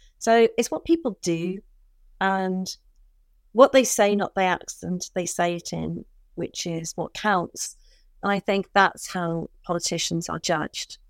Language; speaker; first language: English; native; English